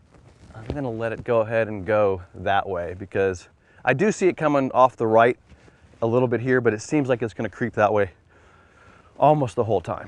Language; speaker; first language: English; native; English